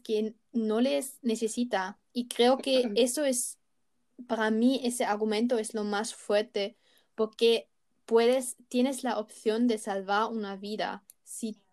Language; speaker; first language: Spanish; non-native, learner; German